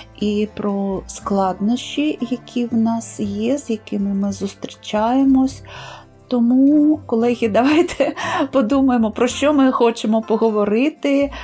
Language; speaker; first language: Ukrainian; native; Ukrainian